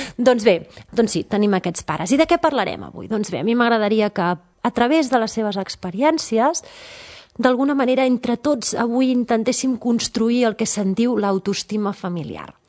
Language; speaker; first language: Catalan; native; Catalan